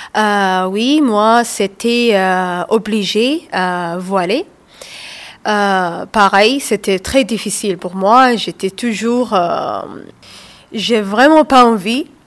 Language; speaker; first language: French; non-native, learner; Somali